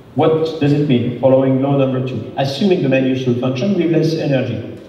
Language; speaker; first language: English; non-native, fluent; French